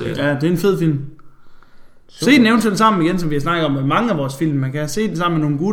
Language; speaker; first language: Danish; native; Danish